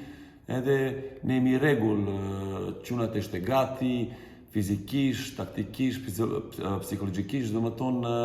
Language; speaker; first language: Albanian; non-native, fluent; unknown